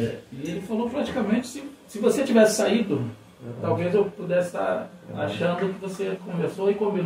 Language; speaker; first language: Portuguese; native; Portuguese